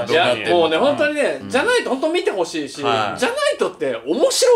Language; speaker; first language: Japanese; native; Japanese